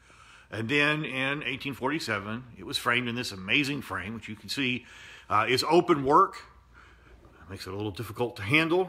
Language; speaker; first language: English; native; English